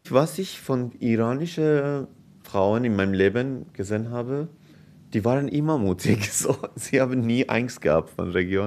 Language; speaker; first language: German; non-native, fluent; Persian